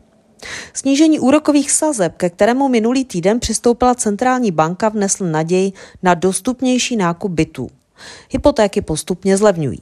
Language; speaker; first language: Czech; native; Czech